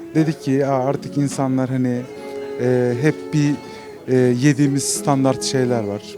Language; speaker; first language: Turkish; native; Turkish